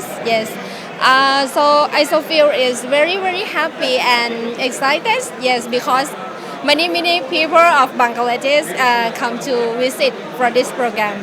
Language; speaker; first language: English; non-native, learner; Thai